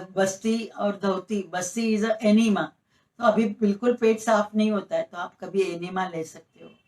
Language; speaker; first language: Hindi; non-native, local second language; Marathi